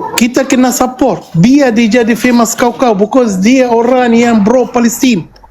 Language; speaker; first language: Malay; non-native, fluent; Arabic